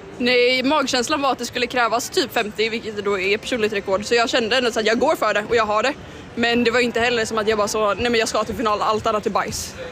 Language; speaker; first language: Swedish; native; Swedish